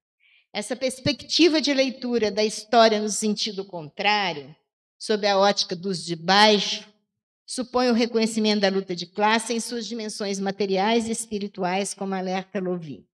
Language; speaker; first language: Portuguese; native; Portuguese